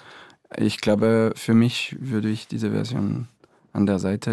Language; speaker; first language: German; non-native, fluent; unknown